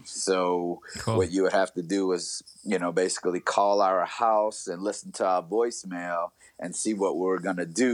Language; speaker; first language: English; native; English